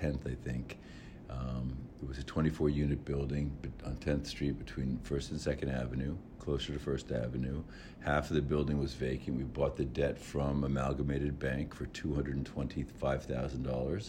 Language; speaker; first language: English; native; English